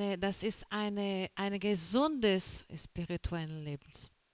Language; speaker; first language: German; non-native, learner; Portuguese